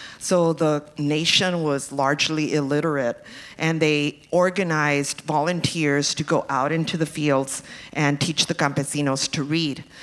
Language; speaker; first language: English; early bilingual, other home language; Spanish